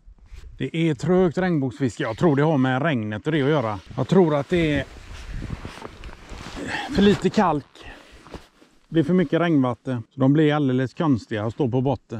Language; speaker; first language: Swedish; native; Swedish